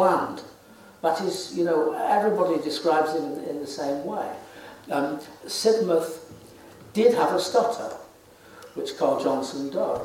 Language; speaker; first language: English; native; English